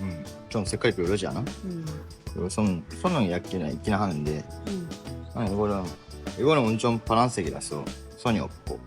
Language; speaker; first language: Korean; non-native, learner; Japanese